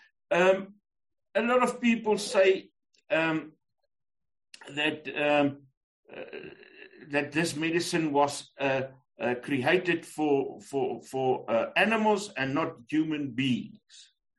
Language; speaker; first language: English; non-native, local second language; Afrikaans